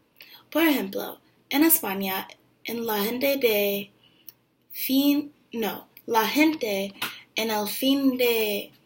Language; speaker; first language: Spanish; non-native, learner; English